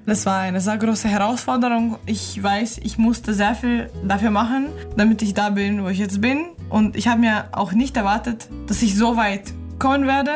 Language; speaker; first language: German; non-native, fluent; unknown